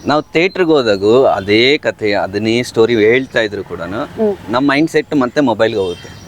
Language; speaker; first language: Kannada; native; Kannada